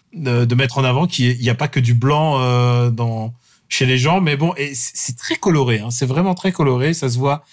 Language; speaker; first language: French; non-native, fluent; Russian